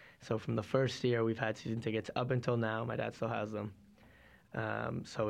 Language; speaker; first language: English; native; English